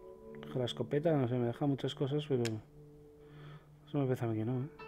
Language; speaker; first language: Spanish; native; Spanish